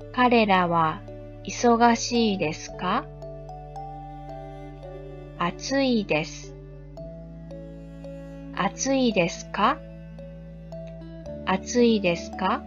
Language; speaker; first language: Japanese; non-native, fluent; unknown